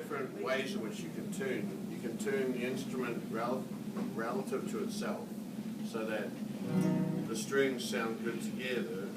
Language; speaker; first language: English; native; English